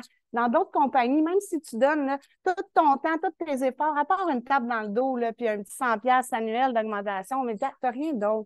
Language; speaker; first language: French; native; French